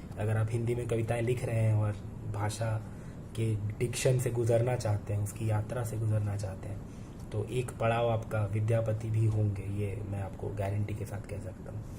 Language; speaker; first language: Hindi; non-native, local second language; Bangla